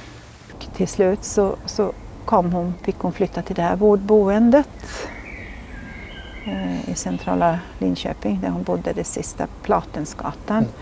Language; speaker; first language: Swedish; native; Swedish